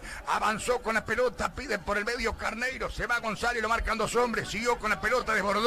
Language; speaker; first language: Spanish; native; Spanish